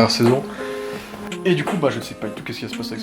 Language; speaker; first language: French; native; French